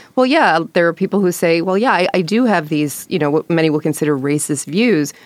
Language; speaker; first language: English; native; English